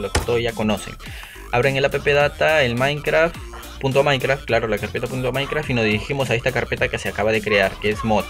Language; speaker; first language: Spanish; native; Spanish